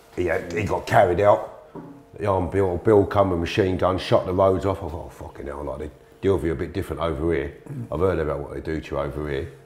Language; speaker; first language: English; native; English